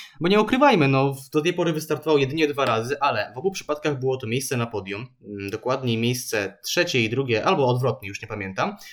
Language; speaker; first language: Polish; native; Polish